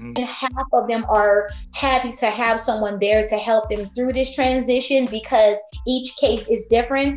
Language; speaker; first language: English; native; English